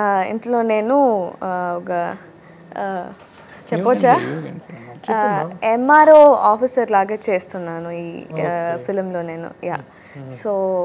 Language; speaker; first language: Telugu; non-native, learner; Tamil